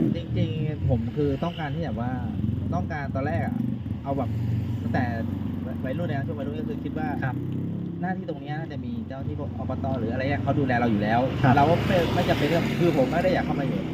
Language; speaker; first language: Thai; native; Thai